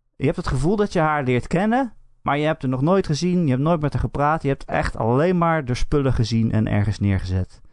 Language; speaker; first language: Dutch; native; Dutch